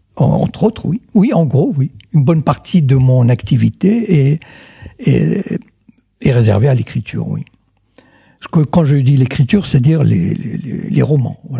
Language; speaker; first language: French; non-native, local second language; Arabic